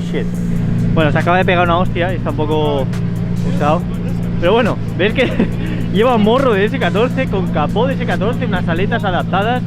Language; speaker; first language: Spanish; native; Spanish